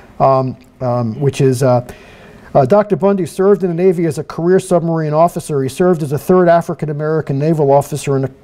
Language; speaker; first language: English; native; English